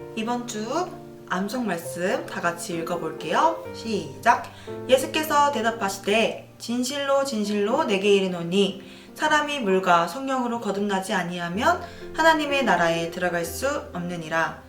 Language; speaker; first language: Korean; native; Korean